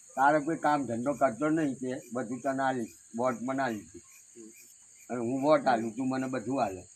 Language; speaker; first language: Gujarati; native; Gujarati